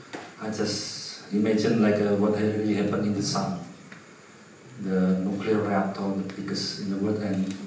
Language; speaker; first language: English; non-native, fluent; Indonesian